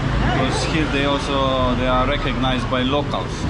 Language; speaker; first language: English; non-native, fluent; Polish